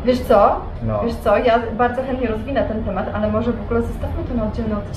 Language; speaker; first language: Polish; native; Polish